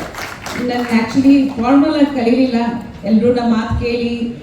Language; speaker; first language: Kannada; non-native, fluent; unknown